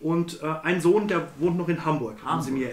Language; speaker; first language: German; native; German